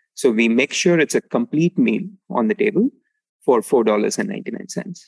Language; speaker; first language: English; non-native, local second language; Tamil